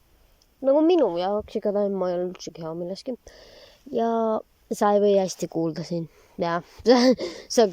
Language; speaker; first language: Estonian; early bilingual, heritage; Estonian